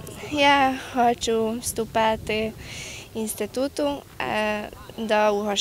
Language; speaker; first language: Ukrainian; non-native, local second language; Hungarian